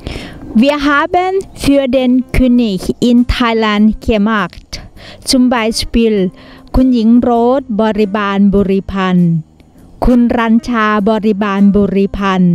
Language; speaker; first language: German; non-native, learner; Thai